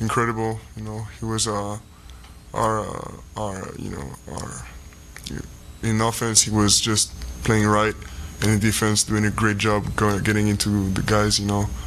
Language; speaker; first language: English; non-native, fluent; French